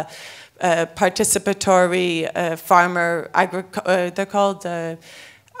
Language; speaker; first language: English; native; English